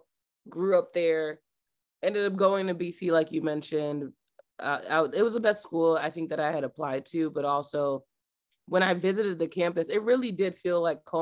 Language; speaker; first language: English; native; English